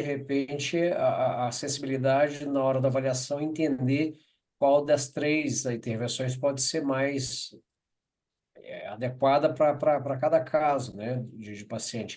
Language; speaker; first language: Portuguese; native; Portuguese